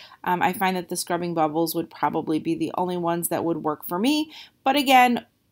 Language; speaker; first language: English; native; English